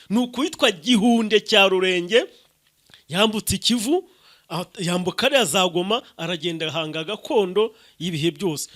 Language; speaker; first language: Kinyarwanda; native; Kinyarwanda